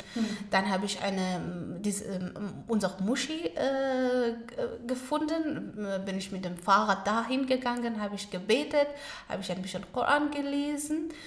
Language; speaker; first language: German; non-native, learner; Pashto